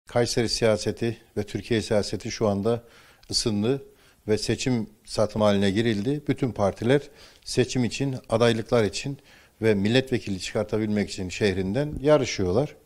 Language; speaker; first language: Turkish; native; Turkish